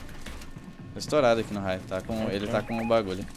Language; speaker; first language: Portuguese; native; Portuguese